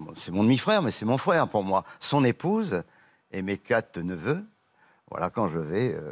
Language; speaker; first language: French; native; French